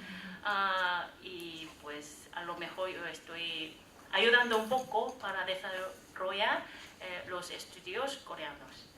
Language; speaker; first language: Spanish; non-native, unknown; Korean